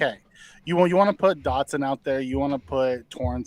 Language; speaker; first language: English; native; English